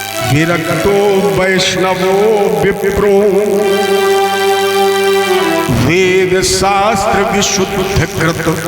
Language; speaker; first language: Hindi; native; Hindi